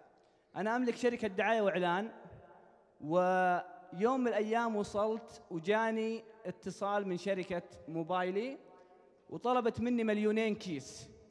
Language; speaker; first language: Arabic; native; Arabic